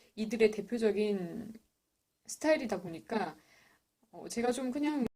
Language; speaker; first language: Korean; native; Korean